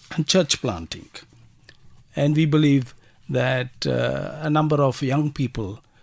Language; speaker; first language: English; non-native, local second language; Tamil